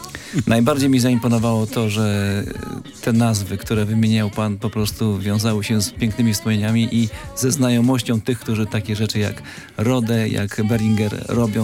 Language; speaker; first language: Polish; native; Polish